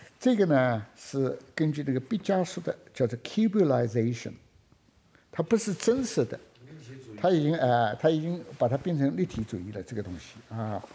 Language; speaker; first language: Chinese; native; Chinese